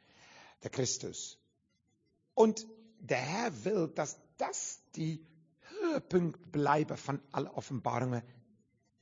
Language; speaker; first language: German; non-native, learner; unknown